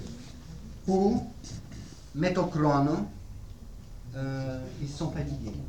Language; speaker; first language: Greek; non-native, learner; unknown